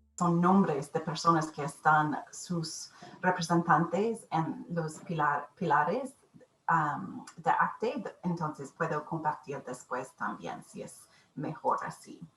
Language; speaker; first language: Spanish; non-native, learner; English